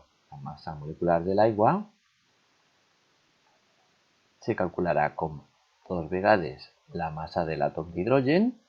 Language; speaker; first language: Catalan; native; Catalan